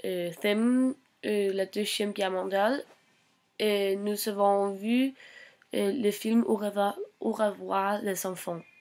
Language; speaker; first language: French; non-native, learner; Norwegian